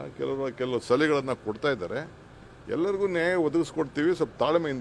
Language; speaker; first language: Kannada; native; Kannada